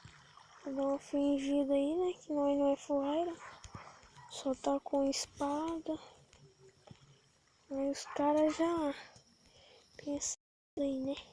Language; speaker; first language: Portuguese; native; Portuguese